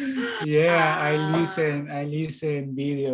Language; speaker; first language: English; non-native, learner; Spanish